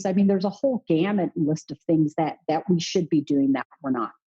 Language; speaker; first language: English; native; English